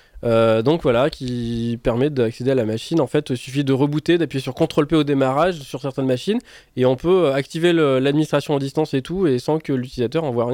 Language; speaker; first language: French; native; French